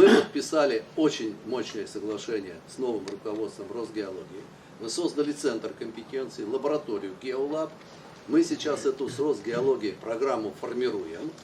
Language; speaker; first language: Russian; native; Russian